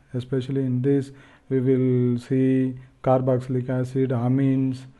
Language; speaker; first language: English; non-native, local second language; Tamil